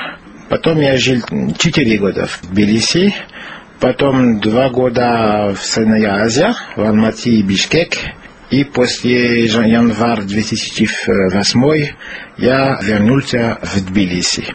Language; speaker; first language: Russian; non-native, learner; French